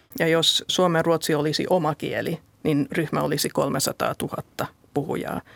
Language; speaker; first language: Finnish; non-native, local second language; Swedish